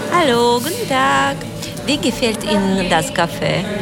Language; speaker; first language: German; non-native, learner; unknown